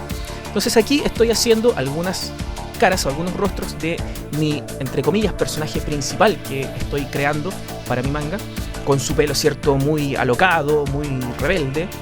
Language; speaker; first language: Spanish; native; Spanish